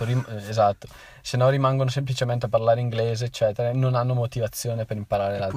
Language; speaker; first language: Italian; native; Italian